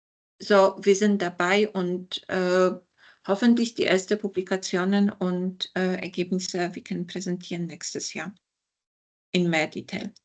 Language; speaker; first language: German; non-native, fluent; Polish